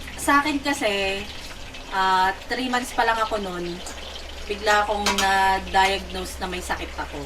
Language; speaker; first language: Filipino; native; Filipino